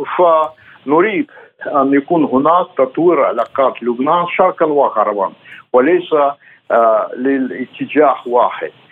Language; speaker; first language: Arabic; non-native, fluent; Russian